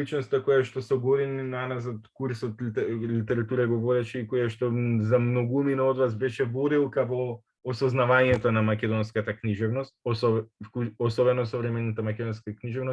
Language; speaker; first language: Macedonian; native; Macedonian